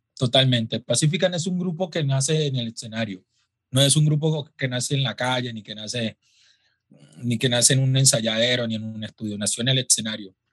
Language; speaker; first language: Spanish; native; Spanish